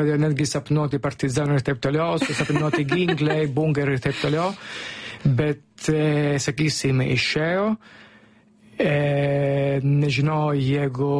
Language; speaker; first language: Lithuanian; non-native, learner; Italian